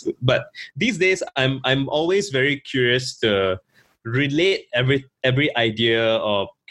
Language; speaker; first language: English; native; English